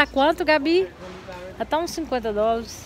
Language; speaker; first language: Portuguese; native; Portuguese